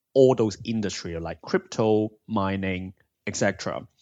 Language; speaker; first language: English; non-native, local second language; Cantonese